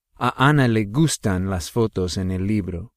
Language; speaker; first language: Spanish; non-native, fluent; English